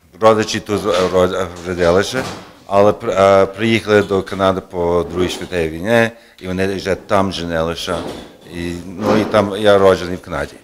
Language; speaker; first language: Ukrainian; early bilingual, heritage; Ukrainian